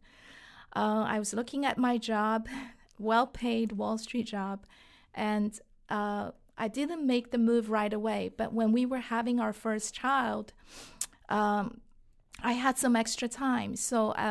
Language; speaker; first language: English; non-native, fluent; Chinese